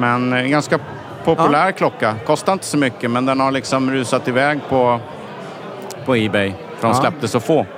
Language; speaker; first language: Swedish; native; Swedish